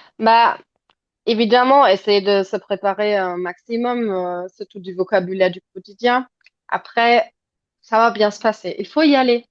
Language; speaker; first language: French; non-native, fluent; German